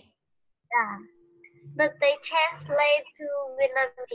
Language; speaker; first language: English; non-native, learner; Vietnamese